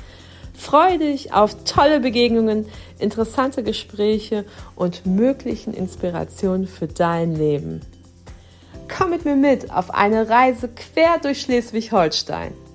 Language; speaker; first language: German; native; German